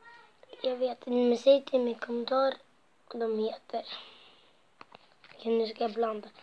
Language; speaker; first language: Swedish; non-native, local second language; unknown